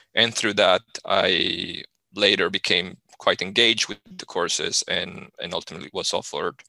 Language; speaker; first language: English; non-native, fluent; Spanish